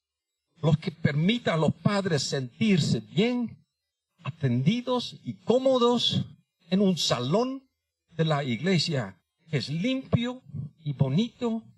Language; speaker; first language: Spanish; non-native, fluent; Dutch